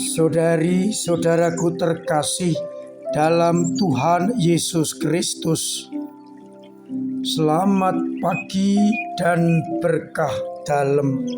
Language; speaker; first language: Indonesian; non-native, local second language; Javanese